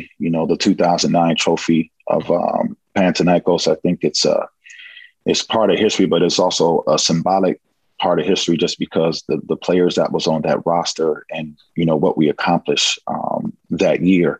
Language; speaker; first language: English; native; English